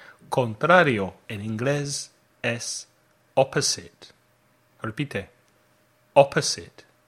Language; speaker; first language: Spanish; non-native, fluent; English